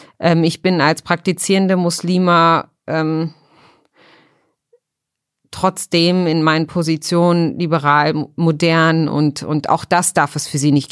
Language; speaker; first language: German; early bilingual, other home language; Arabic